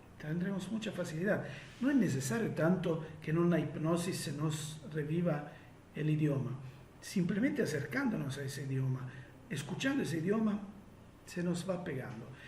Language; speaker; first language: Spanish; non-native, fluent; Italian